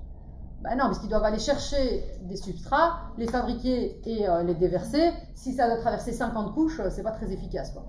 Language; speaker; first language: French; native; French